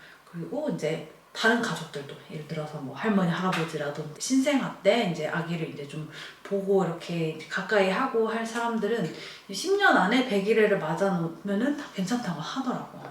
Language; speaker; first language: Korean; native; Korean